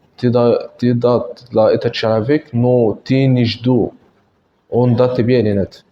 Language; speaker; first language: Russian; non-native, learner; Arabic